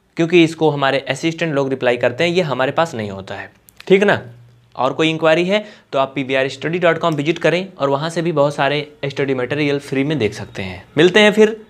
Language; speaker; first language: Hindi; native; Hindi